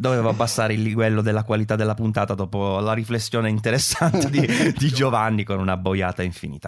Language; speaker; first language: Italian; native; Italian